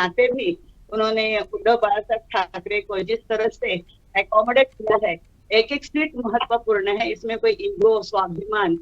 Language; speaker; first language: Hindi; non-native, local second language; Marathi